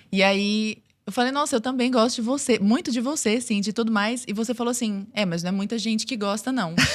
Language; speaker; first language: Portuguese; native; Portuguese